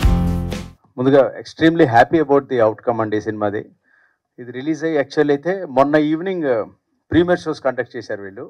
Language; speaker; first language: Telugu; native; Telugu